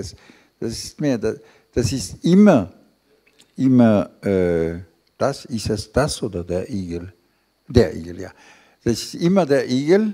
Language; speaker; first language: German; non-native, fluent; French